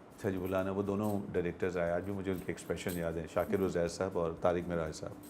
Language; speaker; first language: Urdu; native; Urdu